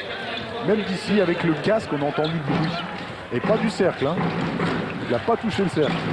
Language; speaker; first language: French; native; French